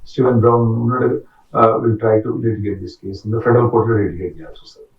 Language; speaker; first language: Telugu; native; Telugu